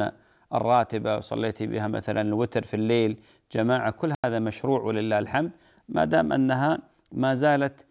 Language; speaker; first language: Arabic; native; Arabic